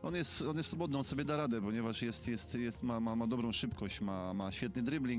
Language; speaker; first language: Polish; native; Polish